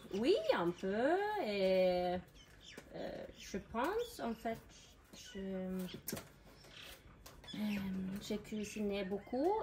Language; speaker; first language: French; non-native, learner; Norwegian